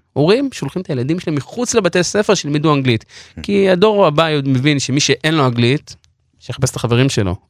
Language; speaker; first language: Hebrew; non-native, local second language; Yiddish